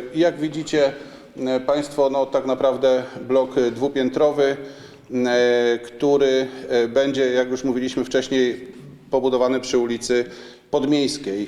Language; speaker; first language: Polish; native; Polish